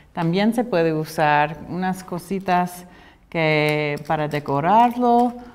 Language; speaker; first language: Spanish; non-native, fluent; English